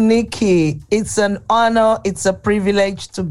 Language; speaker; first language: English; non-native, local second language; Igbo